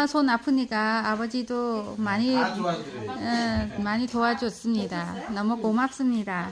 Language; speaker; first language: Korean; non-native, learner; Vietnamese